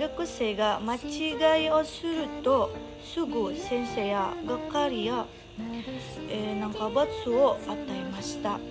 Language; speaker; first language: Japanese; non-native, learner; Indonesian